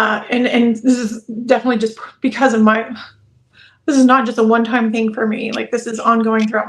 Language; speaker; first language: English; native; English